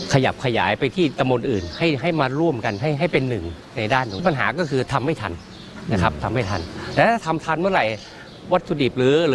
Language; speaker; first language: Thai; native; Thai